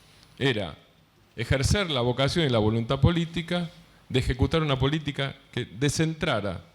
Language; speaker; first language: Spanish; native; Spanish